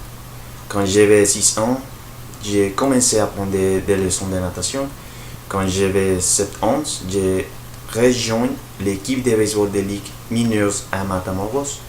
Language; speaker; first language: French; non-native, learner; Spanish